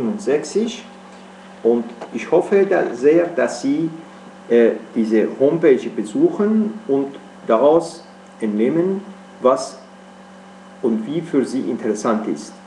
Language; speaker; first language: German; non-native, fluent; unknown